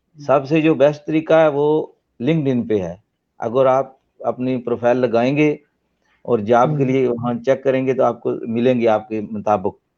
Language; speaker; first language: Urdu; non-native, local second language; Punjabi